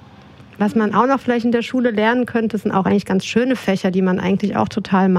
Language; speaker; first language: German; native; German